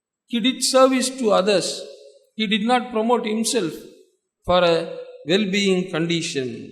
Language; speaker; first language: English; non-native, local second language; Tamil